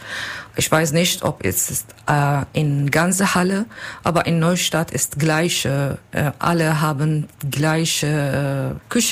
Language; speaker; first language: German; non-native, learner; Kurdish